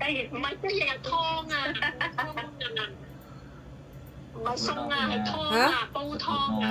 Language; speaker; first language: Chinese; non-native, learner; Indonesian